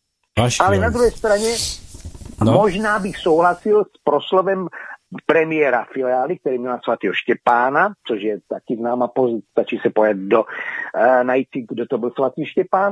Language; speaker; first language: Czech; native; Czech